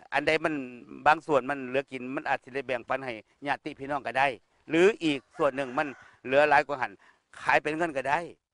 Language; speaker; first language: Thai; native; Thai